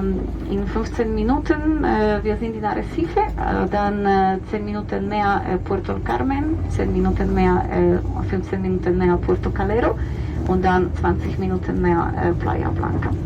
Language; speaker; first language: German; non-native, fluent; Spanish